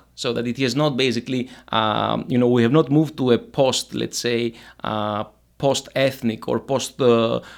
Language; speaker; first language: English; non-native, fluent; Greek